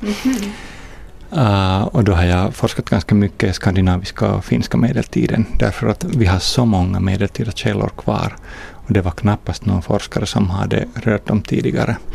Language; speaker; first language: Swedish; non-native, fluent; Finnish